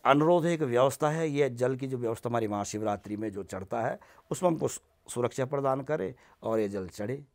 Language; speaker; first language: Hindi; native; Hindi